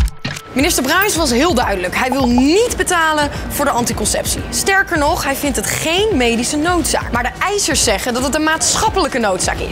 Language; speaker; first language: Dutch; native; Dutch